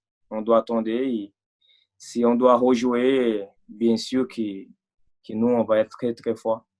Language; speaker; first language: French; non-native, fluent; Portuguese